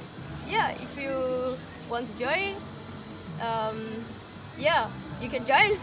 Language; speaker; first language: English; non-native, learner; Japanese